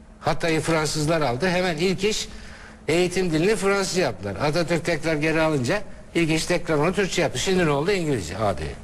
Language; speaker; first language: Turkish; native; Turkish